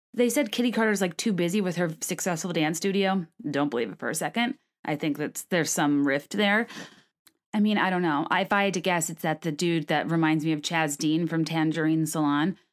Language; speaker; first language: English; native; English